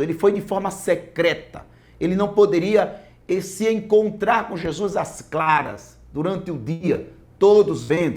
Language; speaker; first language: Portuguese; native; Portuguese